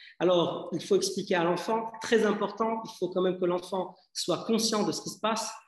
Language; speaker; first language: French; non-native, local second language; Arabic